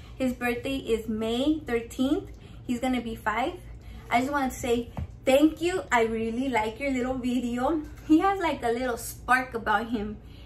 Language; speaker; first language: English; early bilingual, other home language; Spanish